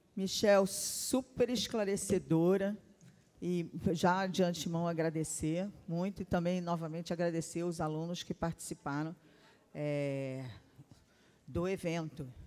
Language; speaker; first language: Portuguese; native; Portuguese